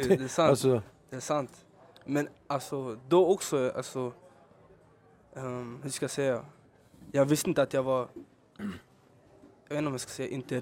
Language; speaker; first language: Swedish; early bilingual, other home language; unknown